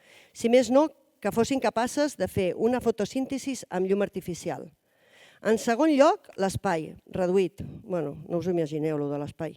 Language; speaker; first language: Catalan; native; Catalan